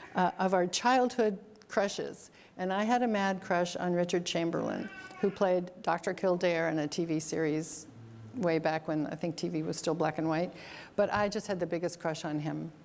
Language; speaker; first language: English; native; English